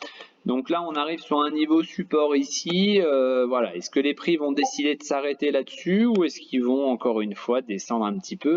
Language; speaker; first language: French; native; French